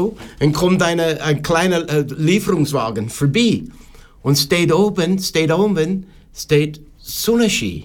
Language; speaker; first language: German; non-native, learner; English